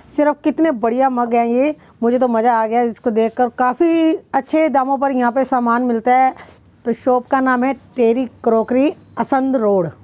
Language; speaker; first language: Hindi; non-native, local second language; Punjabi